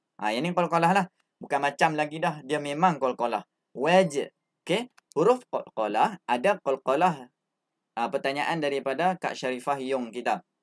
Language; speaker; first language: Malay; native; Malay